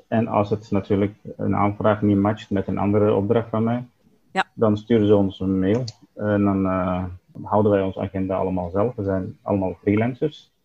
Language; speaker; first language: Dutch; non-native, fluent; Turkish